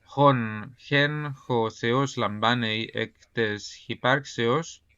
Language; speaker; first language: Greek; non-native, fluent; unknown